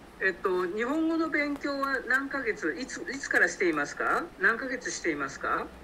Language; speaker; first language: Japanese; native; Japanese